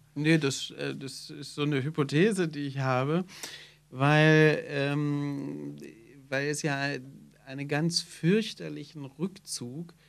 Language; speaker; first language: German; native; German